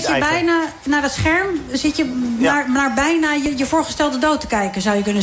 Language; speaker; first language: Dutch; native; Dutch